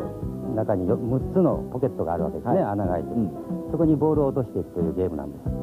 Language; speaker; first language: Japanese; native; Japanese